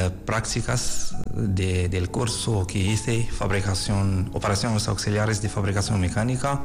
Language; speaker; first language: Spanish; non-native, learner; Arabic